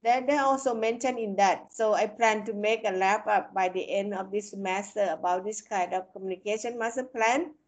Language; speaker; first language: English; non-native, fluent; Thai